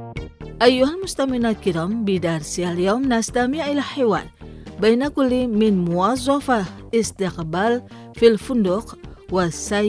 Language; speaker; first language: Arabic; non-native, fluent; Indonesian